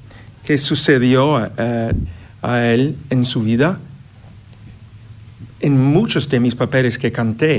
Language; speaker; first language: Spanish; non-native, fluent; English